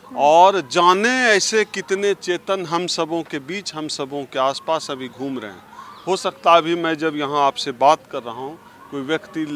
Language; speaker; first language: Hindi; native; Hindi